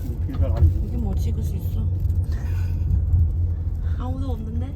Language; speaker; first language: Korean; non-native, learner; Chinese